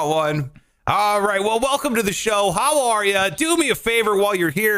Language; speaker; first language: English; native; English